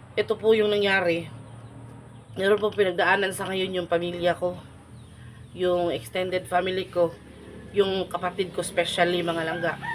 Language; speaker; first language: Filipino; non-native, local second language; Cebuano